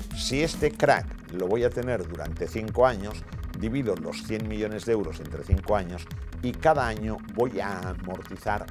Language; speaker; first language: Spanish; native; Spanish